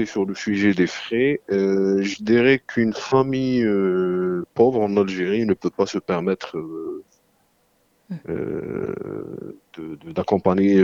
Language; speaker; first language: French; non-native, local second language; Arabic